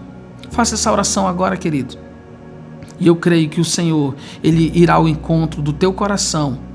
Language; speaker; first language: Portuguese; native; Portuguese